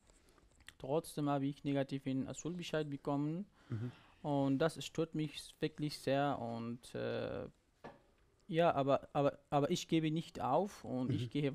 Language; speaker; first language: German; non-native, learner; Persian